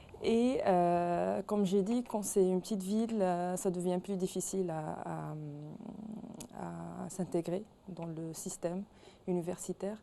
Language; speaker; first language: French; non-native, local second language; Arabic